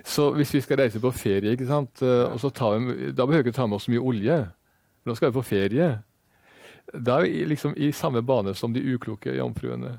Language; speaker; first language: Norwegian; native; Norwegian